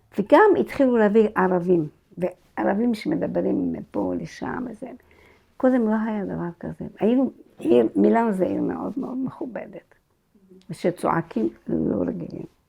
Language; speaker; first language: Hebrew; non-native, fluent; Arabic